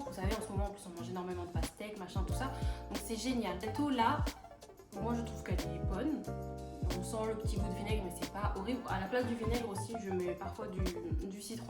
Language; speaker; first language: French; native; French